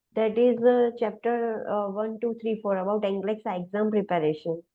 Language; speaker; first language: English; non-native, local second language; Gujarati